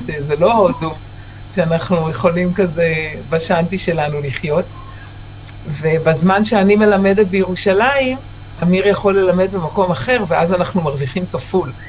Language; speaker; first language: Hebrew; native; Hebrew